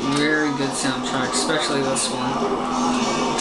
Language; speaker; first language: English; native; English